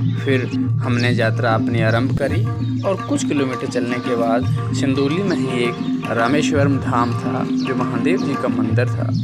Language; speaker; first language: Hindi; native; Hindi